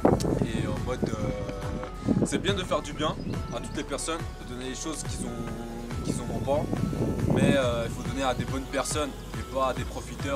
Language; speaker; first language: French; native; French